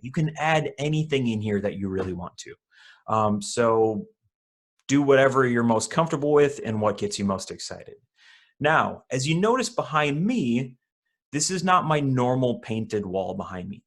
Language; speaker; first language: English; native; English